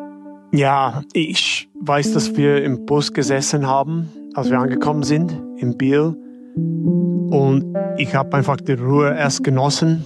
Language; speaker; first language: German; non-native, fluent; English